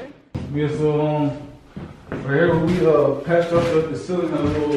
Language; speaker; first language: English; native; English